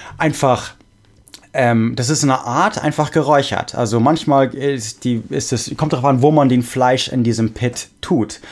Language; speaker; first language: German; non-native, fluent; English